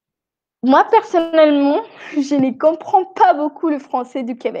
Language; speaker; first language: French; non-native, fluent; Spanish